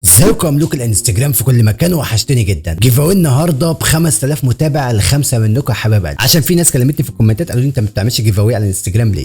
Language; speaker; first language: Arabic; native; Arabic